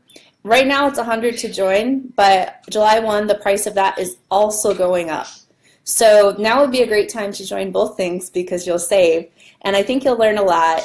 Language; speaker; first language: English; native; English